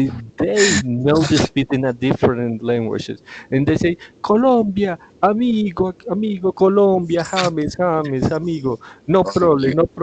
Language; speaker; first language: English; non-native, learner; Spanish